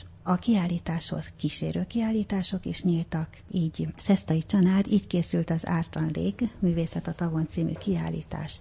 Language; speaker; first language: Hungarian; native; Hungarian